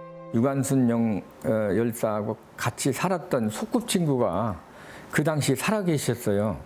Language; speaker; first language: Korean; native; Korean